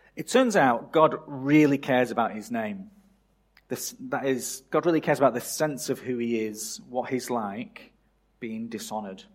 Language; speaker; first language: English; native; English